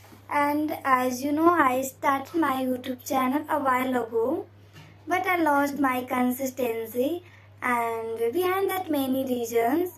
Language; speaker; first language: English; non-native, learner; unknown